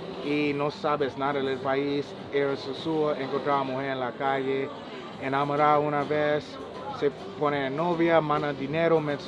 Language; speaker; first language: Spanish; non-native, learner; English